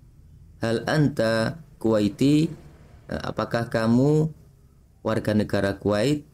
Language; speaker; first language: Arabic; non-native, fluent; Indonesian